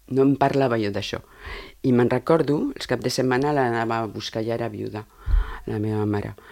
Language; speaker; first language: Catalan; early bilingual, heritage; Catalan